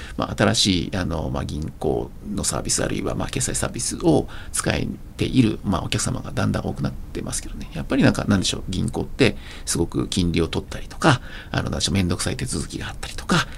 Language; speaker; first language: Japanese; native; Japanese